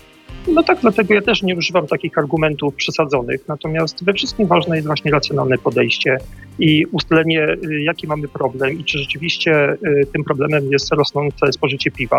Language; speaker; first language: Polish; native; Polish